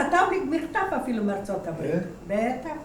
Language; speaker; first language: Hebrew; non-native, fluent; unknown